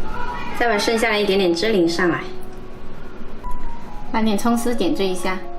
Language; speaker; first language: Chinese; non-native, local second language; Hakka Chinese